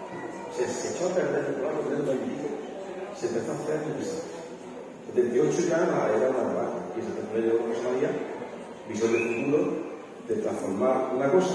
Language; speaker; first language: Spanish; native; Spanish